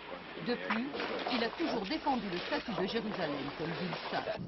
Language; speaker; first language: French; native; French